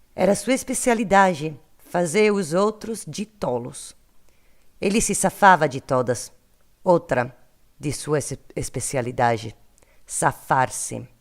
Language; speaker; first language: Portuguese; non-native, learner; Italian